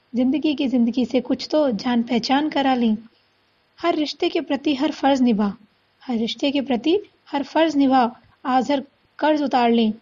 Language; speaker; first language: Hindi; native; Hindi